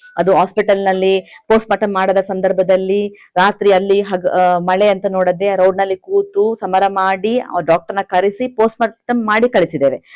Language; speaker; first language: Kannada; native; Kannada